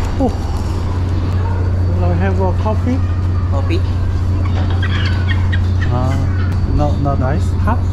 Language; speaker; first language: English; non-native, learner; Korean